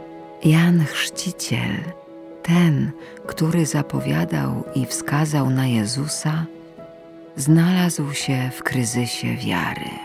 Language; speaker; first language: Polish; native; Polish